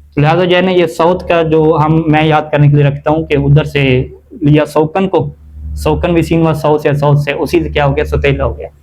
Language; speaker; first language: Urdu; native; Urdu